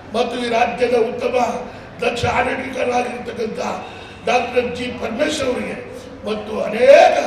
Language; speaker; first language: Kannada; non-native, local second language; Lambadi